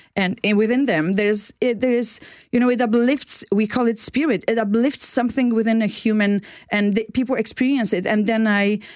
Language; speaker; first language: English; non-native, fluent; Polish